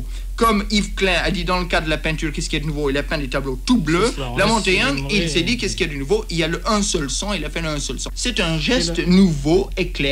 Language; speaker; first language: French; native; French